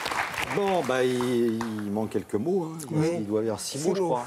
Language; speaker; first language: French; native; French